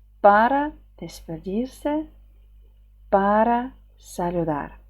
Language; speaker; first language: Spanish; non-native, fluent; Ukrainian